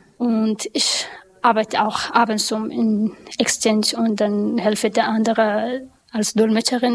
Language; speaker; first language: German; non-native, learner; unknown